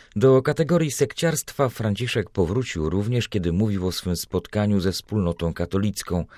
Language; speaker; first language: Polish; native; Polish